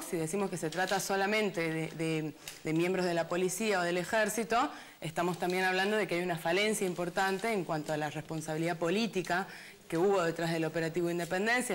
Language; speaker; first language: Spanish; native; Spanish